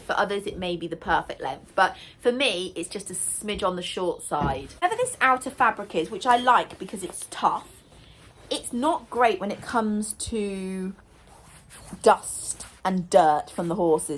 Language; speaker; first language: English; native; English